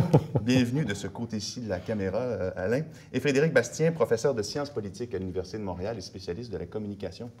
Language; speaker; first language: French; native; French